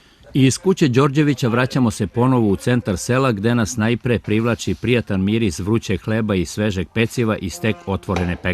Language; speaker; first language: Serbian; native; Serbian